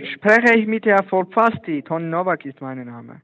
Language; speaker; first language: German; non-native, learner; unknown